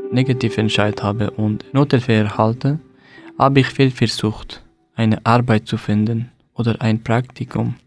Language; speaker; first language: German; non-native, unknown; Persian